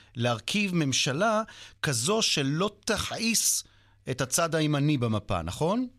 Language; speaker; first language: Hebrew; native; Hebrew